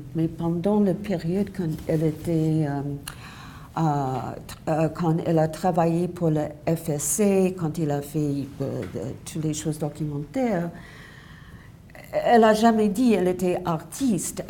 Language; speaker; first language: French; non-native, fluent; English